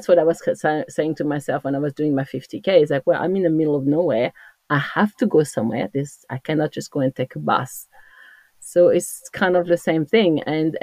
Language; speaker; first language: English; non-native, fluent; French